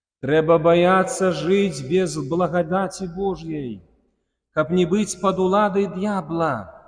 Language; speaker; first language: Belarusian; non-native, local second language; Russian